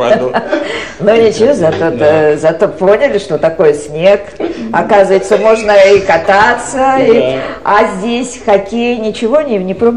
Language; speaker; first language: Russian; native; Russian